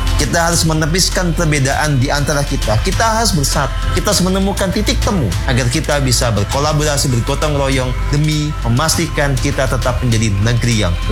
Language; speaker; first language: Indonesian; native; Indonesian